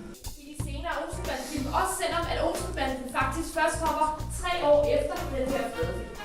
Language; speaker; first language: Danish; native; Danish